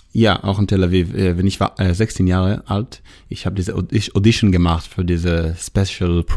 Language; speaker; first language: German; non-native, learner; Hebrew